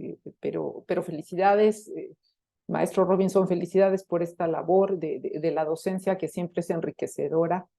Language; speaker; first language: Spanish; native; Spanish